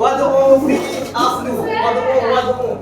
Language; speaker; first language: Arabic; non-native, learner; Malay